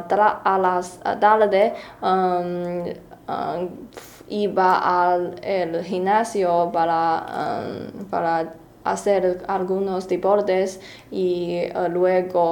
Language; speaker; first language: Spanish; non-native, learner; Chinese